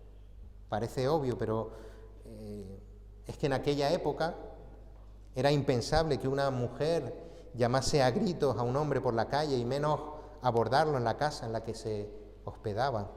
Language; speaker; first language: Spanish; native; Spanish